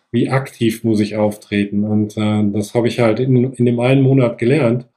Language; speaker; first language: German; native; German